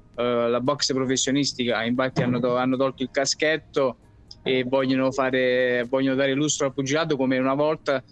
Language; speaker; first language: Italian; native; Italian